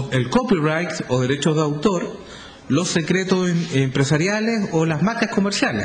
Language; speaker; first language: Spanish; native; Spanish